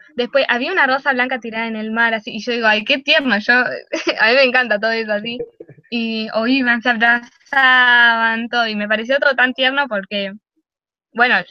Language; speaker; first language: Spanish; native; Spanish